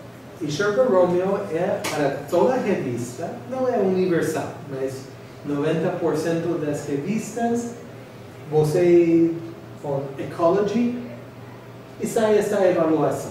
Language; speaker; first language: Portuguese; non-native, fluent; English